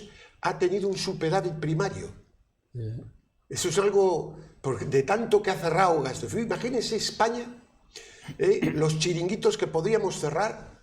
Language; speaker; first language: Spanish; native; Spanish